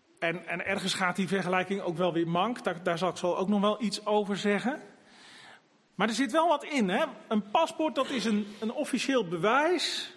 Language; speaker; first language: Dutch; native; Dutch